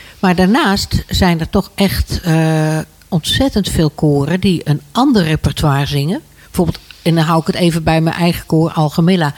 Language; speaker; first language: Dutch; native; Dutch